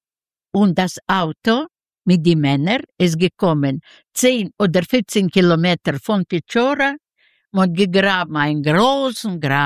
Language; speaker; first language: German; non-native, learner; Yiddish